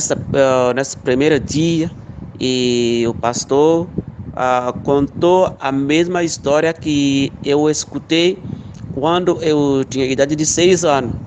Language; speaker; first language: Portuguese; non-native, local second language; Fula